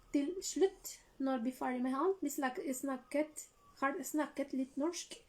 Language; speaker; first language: Norwegian; non-native, learner; Spanish